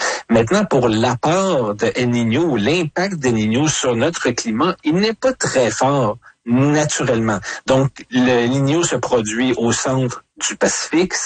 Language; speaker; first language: French; native; French